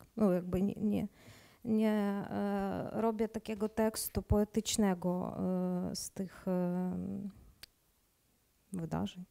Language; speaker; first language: Polish; non-native, learner; Ukrainian